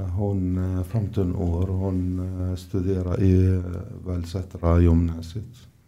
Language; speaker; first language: Swedish; non-native, learner; Arabic